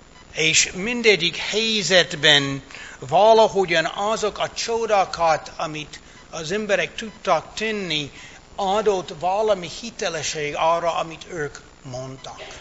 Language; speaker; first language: Hungarian; early bilingual, heritage; English